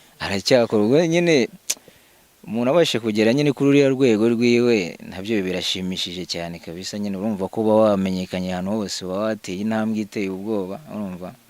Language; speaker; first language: Kinyarwanda; early bilingual, heritage; Kinyarwanda